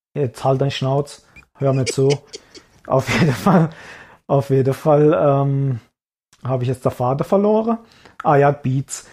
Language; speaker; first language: German; early bilingual, other home language; Italian